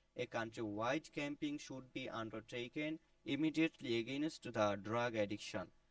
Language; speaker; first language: English; non-native, local second language; Bangla